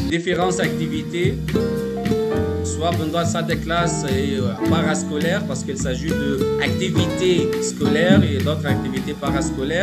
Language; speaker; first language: French; non-native, fluent; Arabic